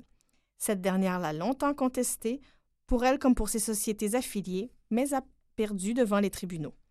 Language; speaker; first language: French; native; French